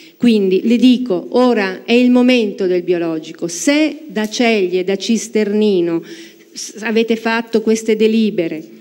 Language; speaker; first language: Italian; native; Italian